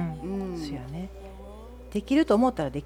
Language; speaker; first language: Japanese; native; Japanese